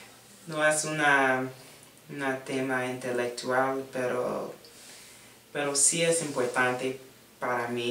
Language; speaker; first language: Spanish; non-native, learner; English